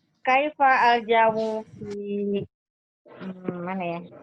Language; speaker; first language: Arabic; non-native, learner; Indonesian